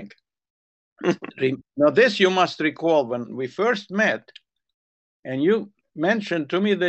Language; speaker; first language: English; non-native, fluent; Hungarian